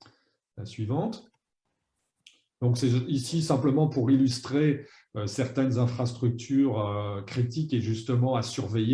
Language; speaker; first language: French; native; French